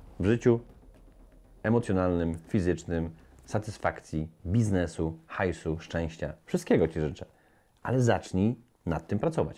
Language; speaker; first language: Polish; native; Polish